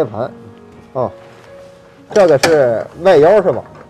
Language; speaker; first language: Chinese; native; Chinese